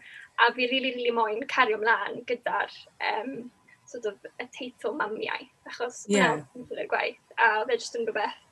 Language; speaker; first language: Welsh; native; Welsh